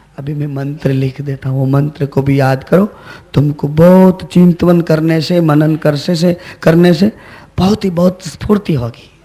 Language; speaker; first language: Hindi; non-native, local second language; Gujarati